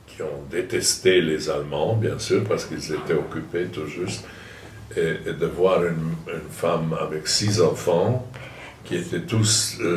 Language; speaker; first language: French; non-native, fluent; German